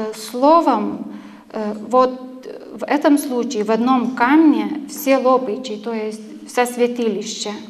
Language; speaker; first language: Russian; non-native, fluent; Lithuanian